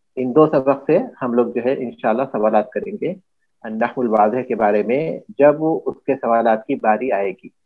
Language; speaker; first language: Urdu; native; Urdu